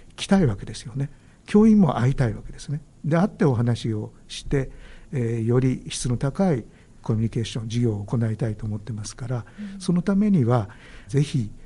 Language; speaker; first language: Japanese; native; Japanese